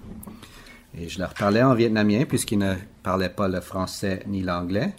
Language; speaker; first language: French; native; French